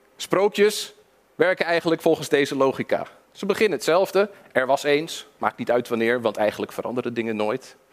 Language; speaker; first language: Dutch; early bilingual, other home language; English